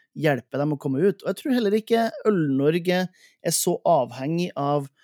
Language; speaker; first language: Norwegian; native; Norwegian